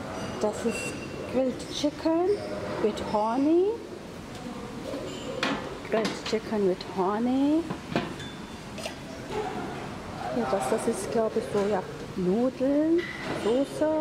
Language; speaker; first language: German; non-native, fluent; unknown